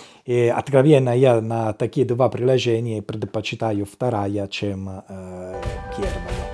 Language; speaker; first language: Russian; non-native, learner; Italian